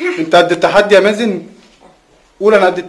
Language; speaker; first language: Arabic; native; Arabic